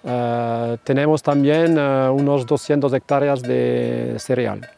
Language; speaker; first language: Spanish; non-native, fluent; French